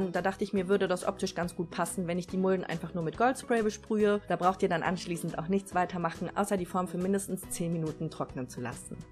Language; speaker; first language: German; native; German